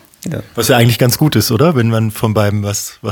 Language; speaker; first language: German; native; German